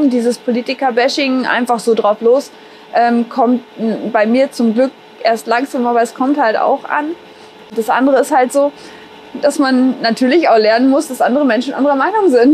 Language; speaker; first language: German; native; German